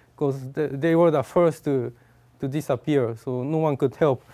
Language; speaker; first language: English; non-native, fluent; Japanese